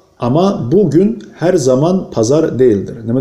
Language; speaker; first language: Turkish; non-native, fluent; Uyghur